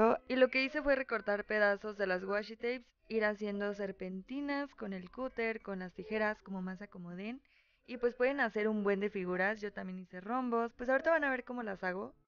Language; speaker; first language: Spanish; native; Spanish